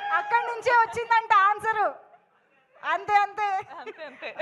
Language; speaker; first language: Telugu; native; Telugu